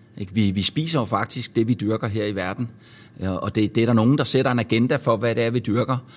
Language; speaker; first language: Danish; native; Danish